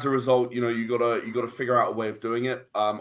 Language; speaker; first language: English; native; English